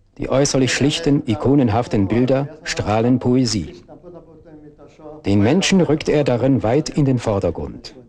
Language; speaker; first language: German; native; German